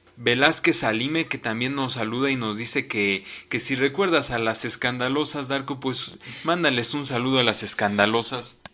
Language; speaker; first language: Spanish; native; Spanish